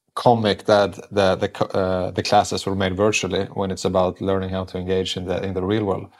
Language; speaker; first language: English; non-native, fluent; Swedish